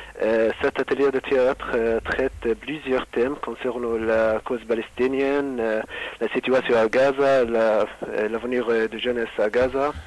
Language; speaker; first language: French; non-native, learner; Arabic